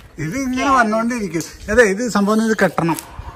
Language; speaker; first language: Malayalam; native; Malayalam